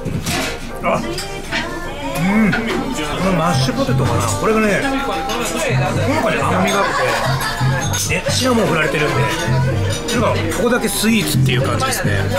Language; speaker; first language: Japanese; native; Japanese